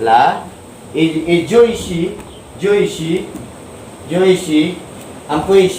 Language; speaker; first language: French; non-native, learner; Indonesian